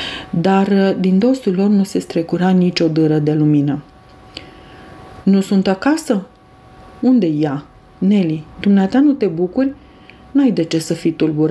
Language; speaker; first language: Romanian; native; Romanian